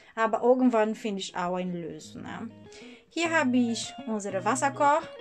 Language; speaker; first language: German; non-native, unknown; Portuguese